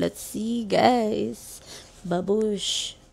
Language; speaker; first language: English; non-native, fluent; Filipino